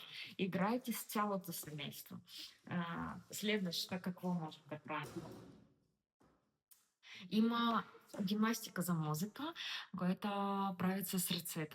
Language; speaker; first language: Bulgarian; non-native, learner; Russian